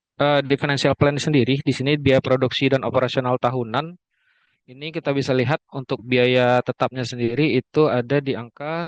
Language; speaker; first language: Indonesian; native; Indonesian